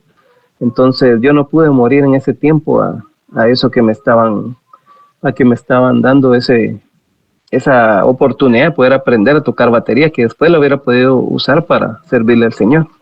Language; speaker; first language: Spanish; native; Spanish